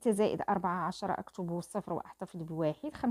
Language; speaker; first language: Arabic; native; Arabic